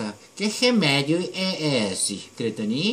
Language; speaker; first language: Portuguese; non-native, fluent; Korean